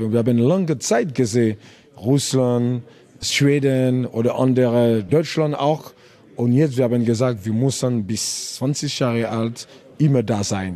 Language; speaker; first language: German; non-native, learner; French